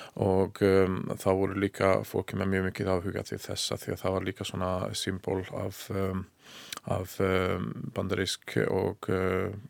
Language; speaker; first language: Icelandic; non-native, learner; Hungarian